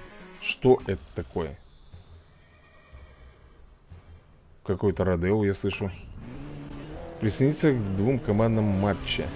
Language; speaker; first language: Russian; native; Russian